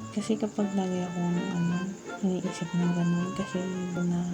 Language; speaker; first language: Filipino; non-native, local second language; Hiligaynon